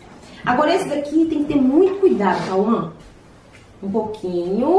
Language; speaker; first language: Portuguese; native; Portuguese